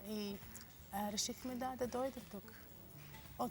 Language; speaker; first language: Bulgarian; non-native, learner; English